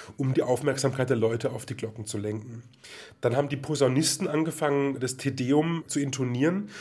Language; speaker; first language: German; native; German